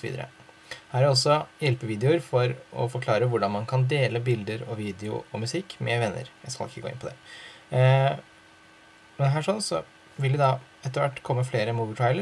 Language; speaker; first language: Norwegian; native; Norwegian